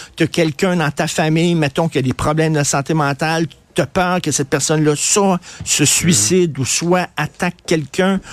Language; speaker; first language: French; native; French